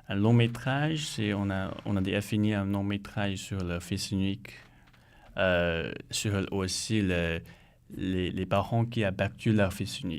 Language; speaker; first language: French; non-native, learner; Chinese